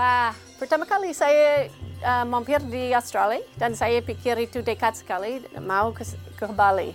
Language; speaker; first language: Indonesian; non-native, fluent; English